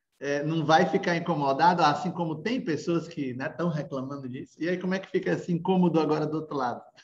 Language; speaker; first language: Portuguese; native; Portuguese